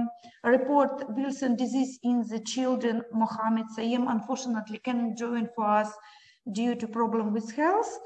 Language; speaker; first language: English; non-native, learner; Ukrainian